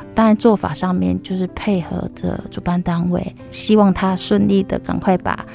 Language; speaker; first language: Chinese; native; Chinese